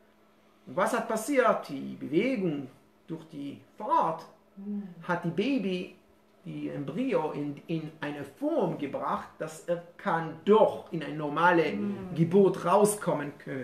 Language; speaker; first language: German; non-native, fluent; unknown